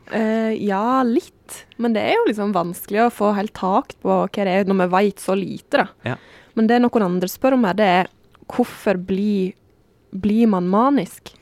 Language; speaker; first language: Norwegian; native; Norwegian